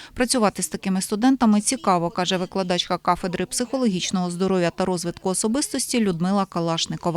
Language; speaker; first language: Ukrainian; native; Ukrainian